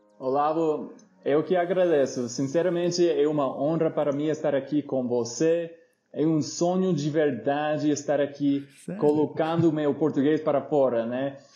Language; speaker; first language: Portuguese; non-native, fluent; English